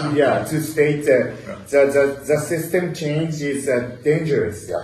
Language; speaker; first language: English; non-native, learner; Japanese